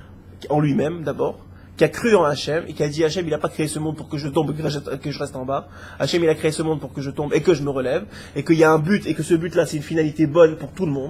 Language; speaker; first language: French; native; French